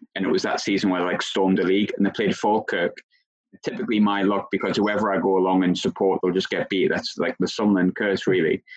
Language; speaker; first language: English; native; English